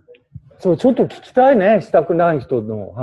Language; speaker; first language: Japanese; native; Japanese